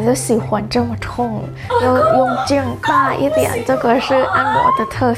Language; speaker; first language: Chinese; non-native, fluent; Thai